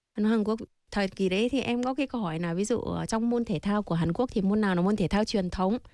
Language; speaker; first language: Vietnamese; native; Vietnamese